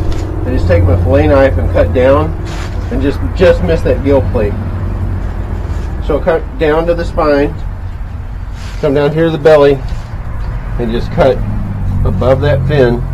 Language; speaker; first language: English; native; English